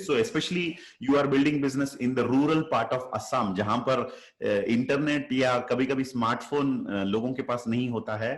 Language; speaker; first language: Hindi; native; Hindi